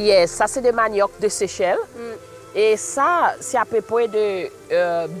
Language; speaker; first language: French; non-native, local second language; Seselwa Creole French